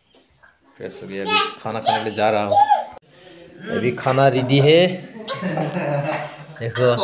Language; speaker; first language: Hindi; non-native, local second language; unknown